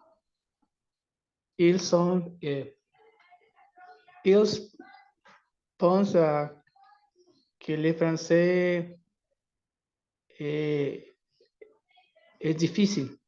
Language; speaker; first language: French; non-native, learner; Spanish